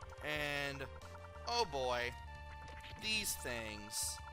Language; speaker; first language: English; native; English